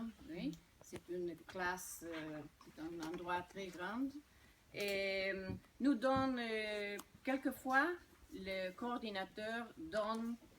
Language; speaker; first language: French; non-native, fluent; Spanish